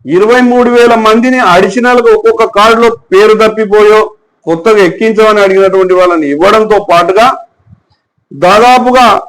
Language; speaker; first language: Telugu; native; Telugu